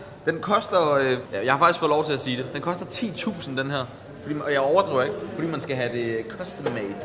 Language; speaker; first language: Danish; native; Danish